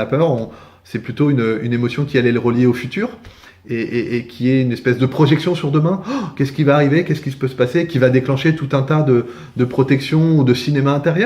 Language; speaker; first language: French; native; French